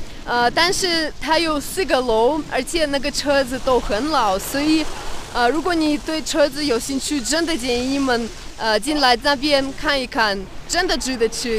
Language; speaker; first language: Chinese; non-native, fluent; Russian